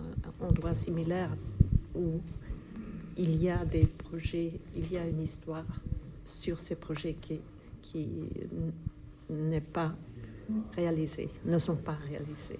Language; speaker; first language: French; non-native, fluent; German